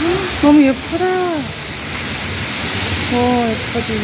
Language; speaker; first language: Korean; non-native, learner; Mongolian